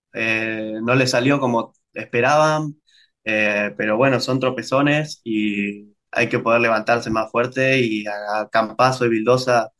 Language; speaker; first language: Spanish; native; Spanish